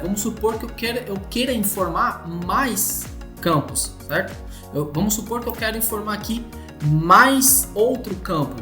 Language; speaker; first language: Portuguese; native; Portuguese